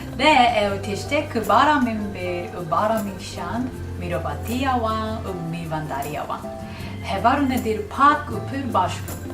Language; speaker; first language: Kurdish; non-native, learner; Japanese